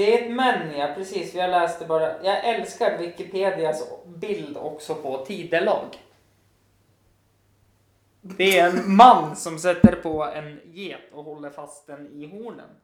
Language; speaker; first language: Swedish; native; Swedish